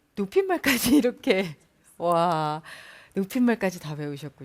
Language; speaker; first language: Korean; native; Korean